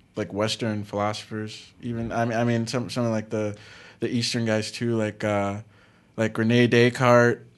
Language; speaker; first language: English; native; English